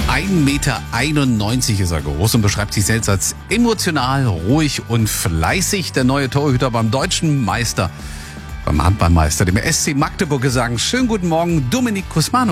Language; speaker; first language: German; native; German